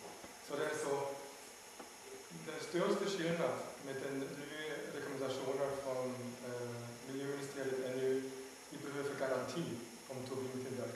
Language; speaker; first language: Swedish; non-native, learner; German